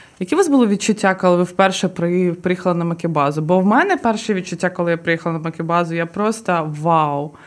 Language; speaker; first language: Ukrainian; non-native, local second language; Russian